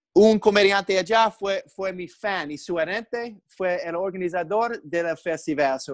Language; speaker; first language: Spanish; non-native, learner; English